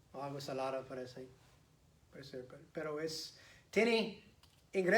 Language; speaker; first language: Spanish; non-native, fluent; English